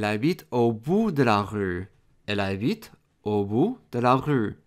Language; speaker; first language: French; non-native, fluent; English